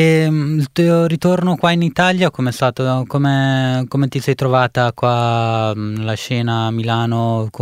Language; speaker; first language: Italian; early bilingual, other home language; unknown